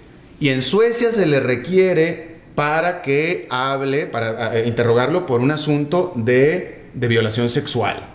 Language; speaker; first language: Spanish; native; Spanish